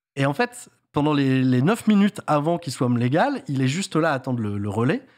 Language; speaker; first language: French; native; French